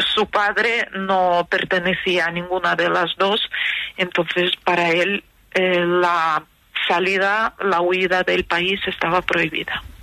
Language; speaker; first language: Spanish; non-native, fluent; Ukrainian